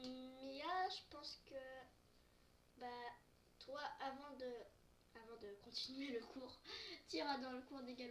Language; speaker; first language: French; native; French